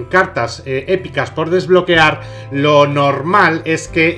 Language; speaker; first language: Spanish; native; Spanish